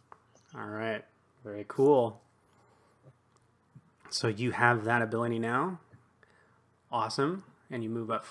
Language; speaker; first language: English; native; English